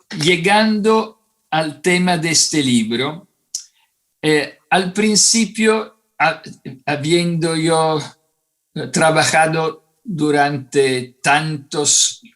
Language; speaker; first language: Spanish; non-native, fluent; Italian